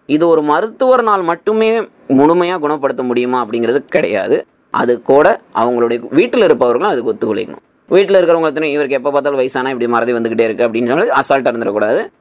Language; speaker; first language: Tamil; native; Tamil